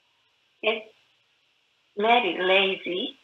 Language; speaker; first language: English; non-native, learner; Japanese